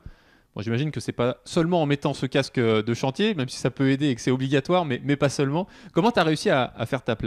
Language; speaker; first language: French; native; French